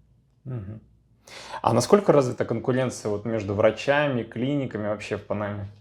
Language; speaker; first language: Russian; native; Russian